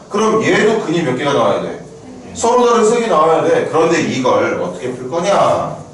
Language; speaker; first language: Korean; native; Korean